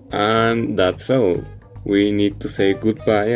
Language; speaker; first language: English; non-native, learner; Spanish